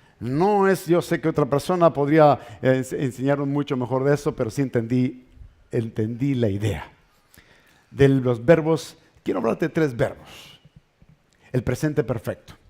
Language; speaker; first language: Spanish; native; Spanish